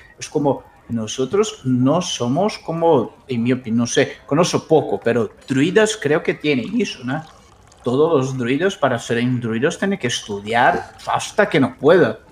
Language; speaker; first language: Spanish; non-native, fluent; Portuguese